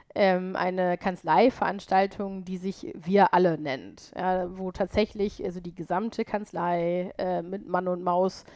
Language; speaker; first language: German; native; German